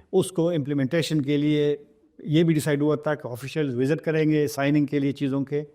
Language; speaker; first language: Urdu; non-native, local second language; Pashto